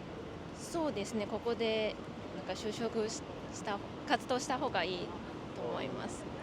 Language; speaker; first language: Japanese; non-native, fluent; Chinese